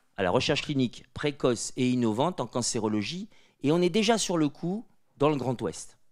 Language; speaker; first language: French; native; French